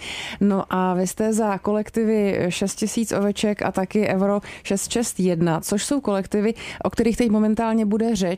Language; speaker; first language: Czech; native; Czech